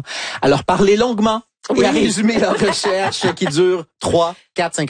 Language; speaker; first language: French; native; French